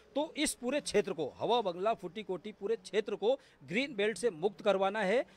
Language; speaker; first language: Hindi; native; Hindi